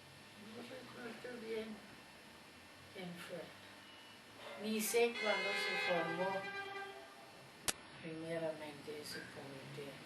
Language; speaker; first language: Spanish; non-native, fluent; German